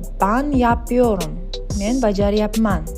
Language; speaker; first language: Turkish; non-native, learner; Uzbek